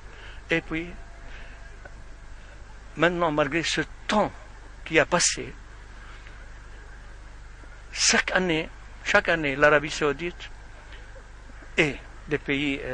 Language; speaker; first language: French; non-native, fluent; Arabic